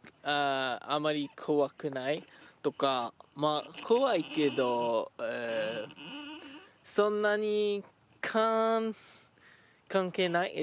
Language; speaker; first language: Japanese; non-native, learner; French